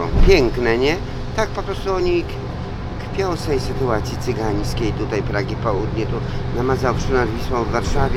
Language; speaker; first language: Polish; native; Polish